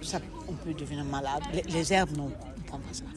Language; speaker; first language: French; non-native, fluent; German